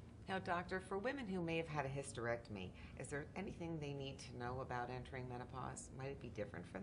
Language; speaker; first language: English; native; English